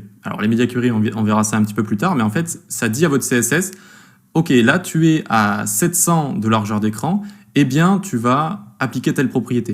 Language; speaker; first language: French; native; French